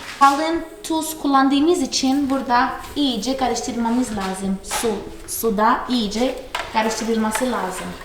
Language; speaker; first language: Turkish; non-native, fluent; Portuguese